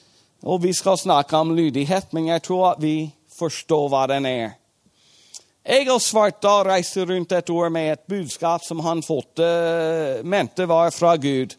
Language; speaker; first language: Norwegian; non-native, fluent; English